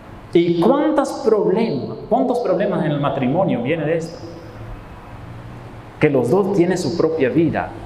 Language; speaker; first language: Spanish; non-native, fluent; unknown